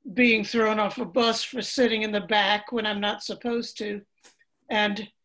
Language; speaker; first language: English; native; English